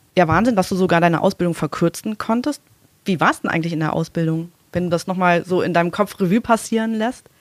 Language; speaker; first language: German; native; German